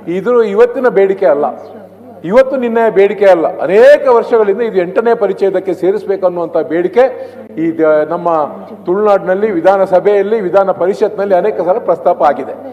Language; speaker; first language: Kannada; non-native, local second language; Tulu